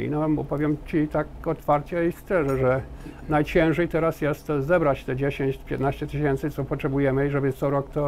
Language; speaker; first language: Polish; early bilingual, heritage; Polish